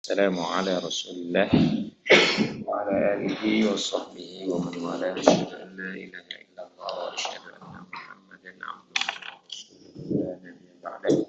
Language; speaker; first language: Arabic; non-native, fluent; Indonesian